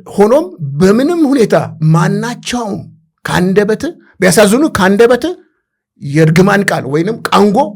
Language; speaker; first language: Amharic; native; Amharic